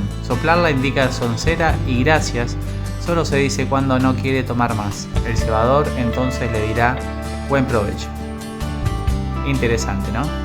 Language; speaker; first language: Spanish; native; Spanish